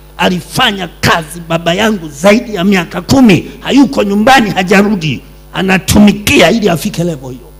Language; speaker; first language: Swahili; non-native, local second language; Sukuma